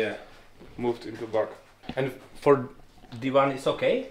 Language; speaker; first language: English; non-native, learner; Czech